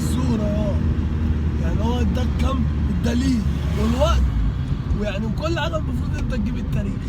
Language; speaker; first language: Arabic; native; Arabic